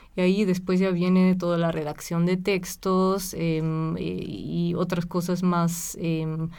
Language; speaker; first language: Spanish; non-native, fluent; German